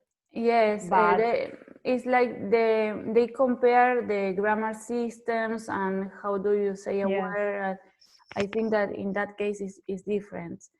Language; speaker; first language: English; non-native, fluent; Spanish